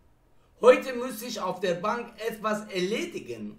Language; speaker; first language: German; non-native, fluent; Persian